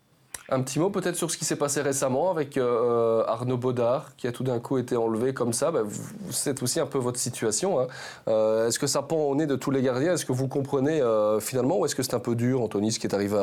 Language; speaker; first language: French; native; French